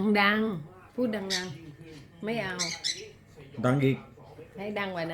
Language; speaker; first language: Thai; native; Thai